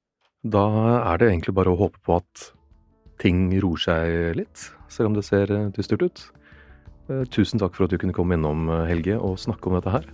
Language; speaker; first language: Norwegian; native; Norwegian